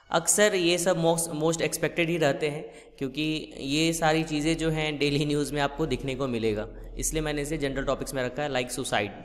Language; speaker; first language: Hindi; native; Hindi